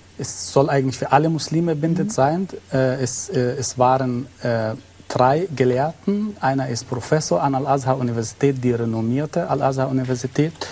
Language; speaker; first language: German; non-native, fluent; Arabic